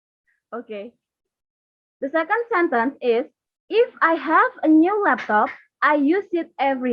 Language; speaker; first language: English; non-native, fluent; Indonesian